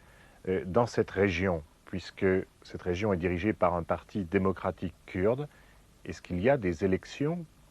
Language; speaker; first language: French; native; French